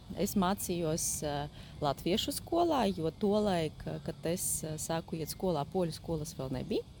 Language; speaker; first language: Latvian; non-native, local second language; Polish